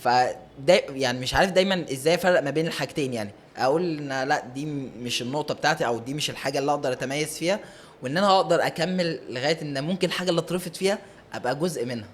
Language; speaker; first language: Arabic; native; Arabic